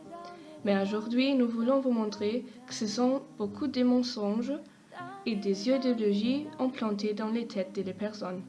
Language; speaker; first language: French; non-native, learner; German